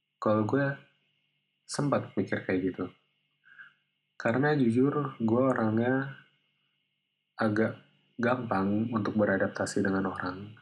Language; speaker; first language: Indonesian; native; Indonesian